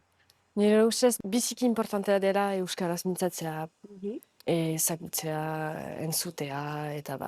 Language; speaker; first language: Basque; non-native, learner; French